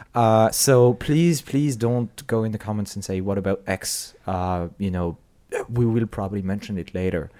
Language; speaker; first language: English; non-native, fluent; French